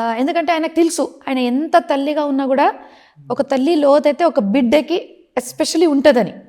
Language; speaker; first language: Telugu; non-native, local second language; Kannada